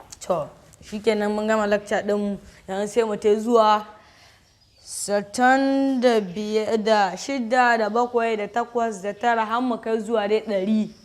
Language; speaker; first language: Hausa; native; Hausa